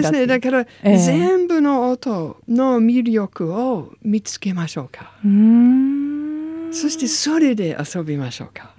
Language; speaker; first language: Japanese; non-native, learner; English